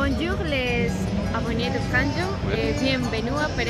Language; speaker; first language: French; non-native, learner; Spanish